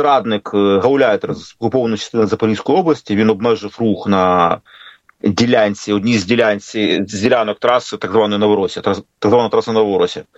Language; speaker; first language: Ukrainian; native; Ukrainian